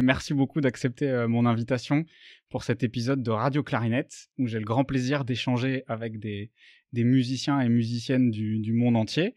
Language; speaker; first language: French; native; French